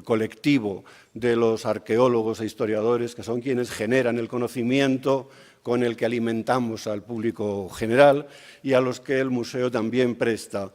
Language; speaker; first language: Spanish; native; Spanish